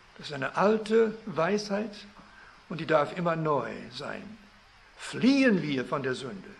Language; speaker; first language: German; early bilingual, heritage; German